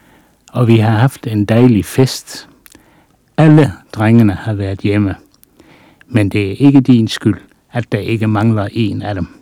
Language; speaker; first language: Danish; native; Danish